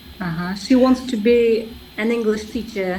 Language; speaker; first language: English; non-native, learner; Kazakh